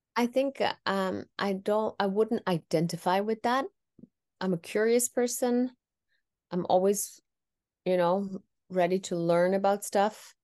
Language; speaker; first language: English; non-native, fluent; Tamil